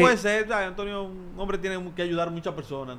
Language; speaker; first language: Spanish; native; Spanish